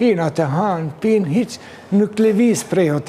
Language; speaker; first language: Albanian; early bilingual, heritage; Turkish